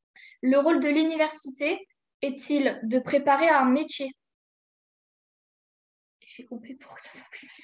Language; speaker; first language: French; native; French